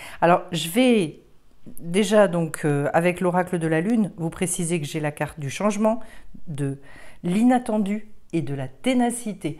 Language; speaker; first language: French; native; French